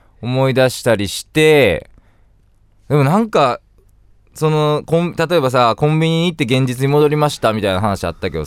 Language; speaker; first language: Japanese; native; Japanese